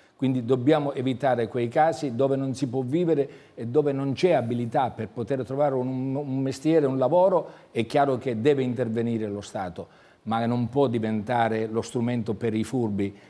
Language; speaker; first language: Italian; native; Italian